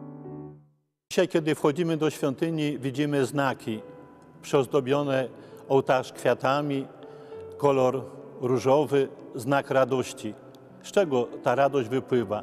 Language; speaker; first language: Polish; native; Polish